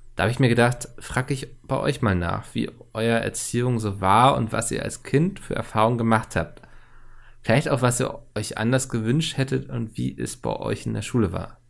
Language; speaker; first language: German; native; German